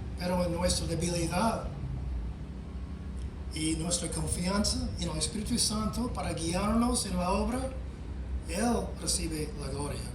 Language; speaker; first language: Spanish; non-native, fluent; English